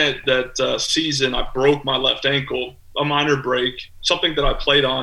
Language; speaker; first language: English; native; English